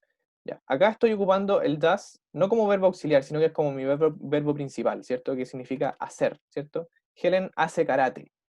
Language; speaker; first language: Spanish; native; Spanish